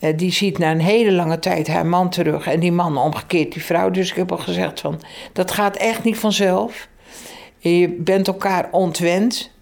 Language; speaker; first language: Dutch; native; Dutch